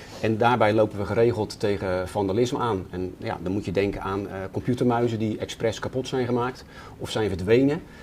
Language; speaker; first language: Dutch; native; Dutch